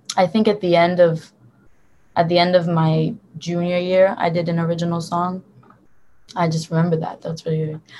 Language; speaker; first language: English; early bilingual, other home language; Hebrew